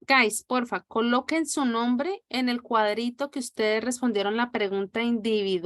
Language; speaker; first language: Spanish; native; Spanish